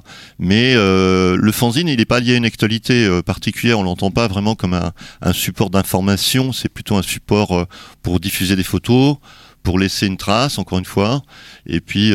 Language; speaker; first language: French; native; French